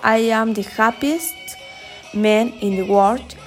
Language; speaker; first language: English; non-native, learner; Spanish